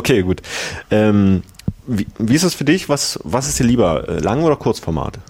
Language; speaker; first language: German; native; German